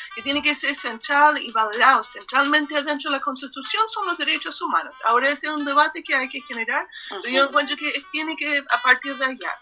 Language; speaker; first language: Spanish; non-native, fluent; English